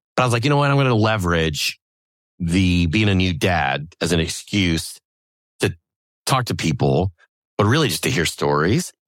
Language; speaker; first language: English; native; English